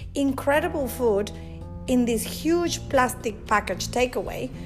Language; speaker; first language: English; non-native, fluent; Spanish